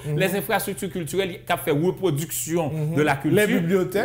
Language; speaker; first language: French; native; French